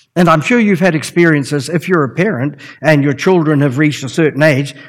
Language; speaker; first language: English; native; English